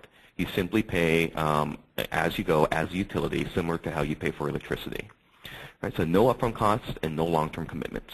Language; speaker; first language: English; native; English